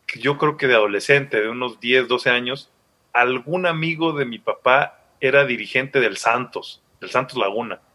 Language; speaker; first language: Spanish; native; Spanish